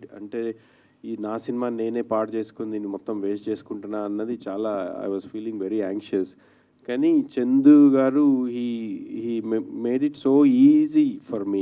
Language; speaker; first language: Telugu; native; Telugu